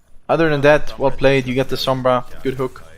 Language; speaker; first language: English; non-native, fluent; German